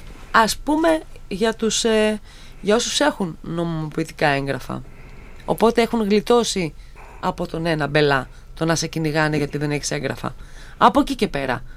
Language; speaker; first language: Greek; native; Greek